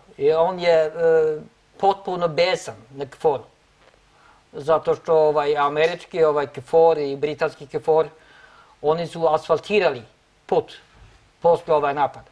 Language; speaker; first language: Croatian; non-native, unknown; Norwegian